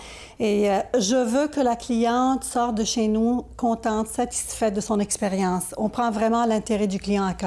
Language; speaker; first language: French; native; French